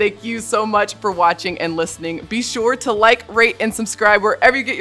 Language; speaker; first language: English; native; English